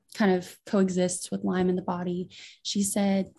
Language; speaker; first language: English; native; English